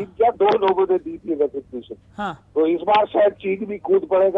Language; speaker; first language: Hindi; native; Hindi